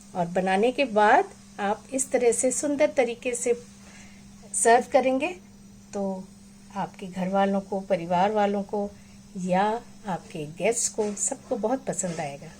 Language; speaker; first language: Hindi; non-native, local second language; Bangla